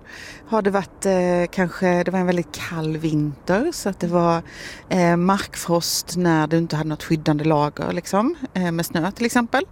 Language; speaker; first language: Swedish; native; Swedish